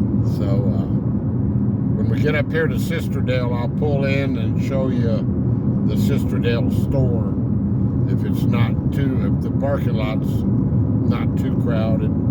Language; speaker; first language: English; native; English